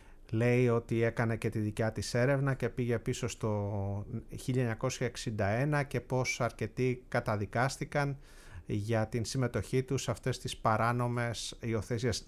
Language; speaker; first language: Greek; native; Greek